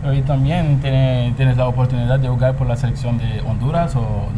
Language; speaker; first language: Spanish; non-native, fluent; Haitian Creole